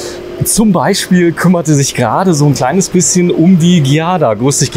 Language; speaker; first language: German; native; German